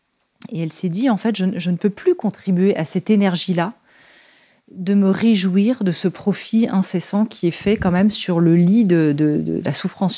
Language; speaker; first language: French; native; French